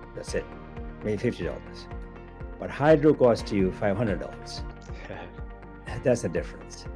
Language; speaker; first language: English; non-native, local second language; Bangla